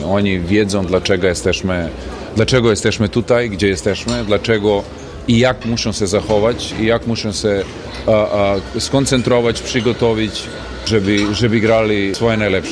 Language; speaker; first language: Polish; non-native, fluent; Serbian